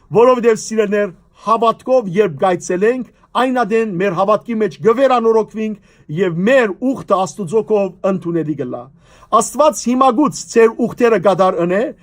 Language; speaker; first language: Armenian; native; Armenian